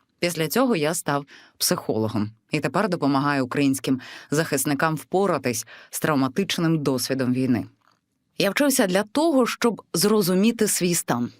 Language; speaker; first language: Ukrainian; non-native, local second language; Russian